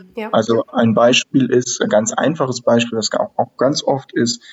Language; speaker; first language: German; native; German